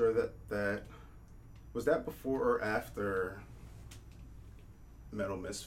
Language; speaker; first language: English; native; English